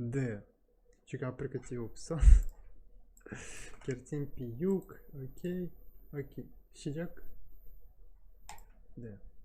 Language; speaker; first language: Korean; non-native, learner; Russian